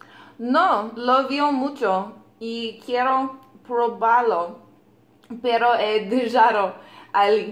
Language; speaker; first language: Spanish; non-native, learner; English